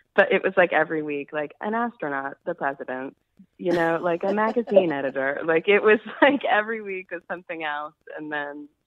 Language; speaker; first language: English; native; English